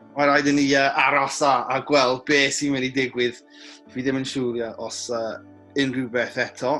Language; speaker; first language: Welsh; non-native, local second language; English